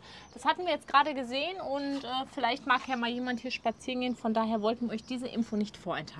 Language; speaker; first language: German; native; German